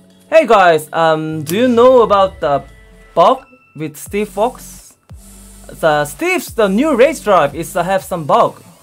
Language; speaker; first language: English; non-native, learner; Korean